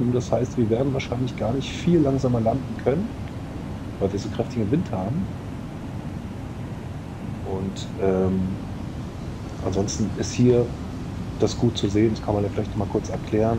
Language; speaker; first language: German; native; German